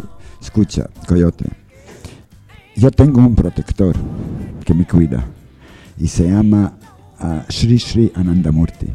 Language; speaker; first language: Spanish; non-native, learner; English